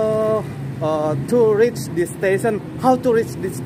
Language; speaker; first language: English; non-native, learner; Indonesian